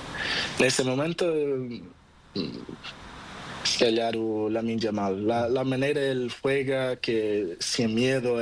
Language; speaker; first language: Spanish; non-native, learner; Portuguese